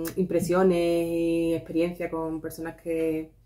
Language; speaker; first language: Spanish; native; Spanish